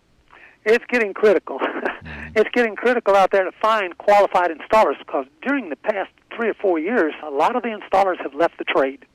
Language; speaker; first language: English; native; English